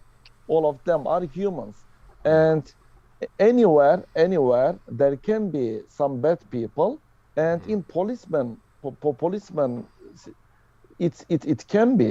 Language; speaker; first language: English; non-native, learner; Turkish